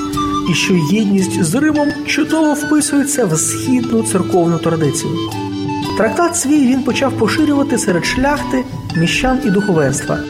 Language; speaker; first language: Ukrainian; native; Ukrainian